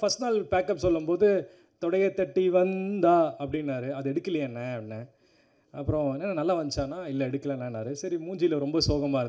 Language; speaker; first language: Tamil; native; Tamil